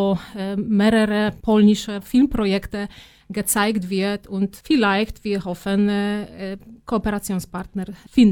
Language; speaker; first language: German; non-native, learner; Polish